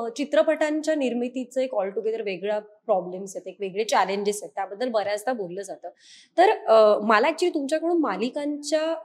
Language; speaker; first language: Marathi; native; Marathi